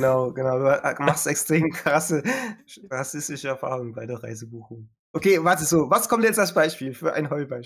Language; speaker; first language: German; native; German